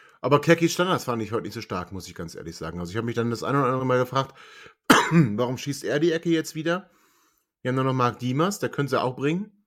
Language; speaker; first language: German; native; German